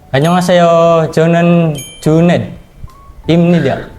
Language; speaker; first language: Korean; non-native, learner; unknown